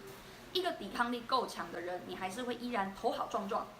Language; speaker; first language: Chinese; native; Chinese